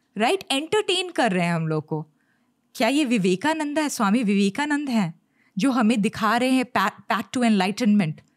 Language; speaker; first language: Hindi; native; Hindi